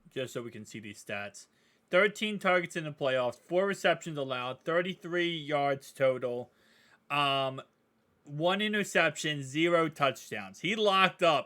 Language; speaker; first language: English; native; English